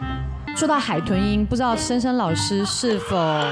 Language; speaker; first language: Chinese; native; Chinese